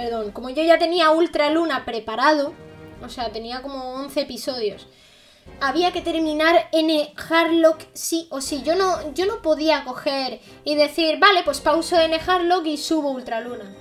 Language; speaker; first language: Spanish; native; Spanish